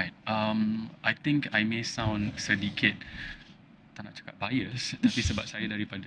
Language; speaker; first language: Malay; native; Malay